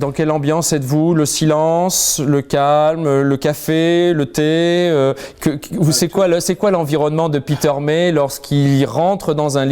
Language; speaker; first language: French; native; French